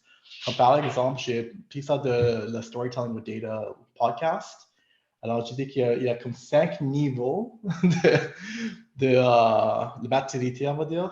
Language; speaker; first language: French; non-native, local second language; English